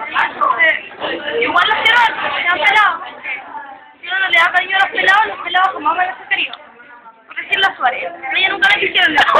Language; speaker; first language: Spanish; native; Spanish